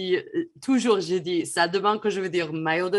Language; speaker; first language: French; non-native, fluent; English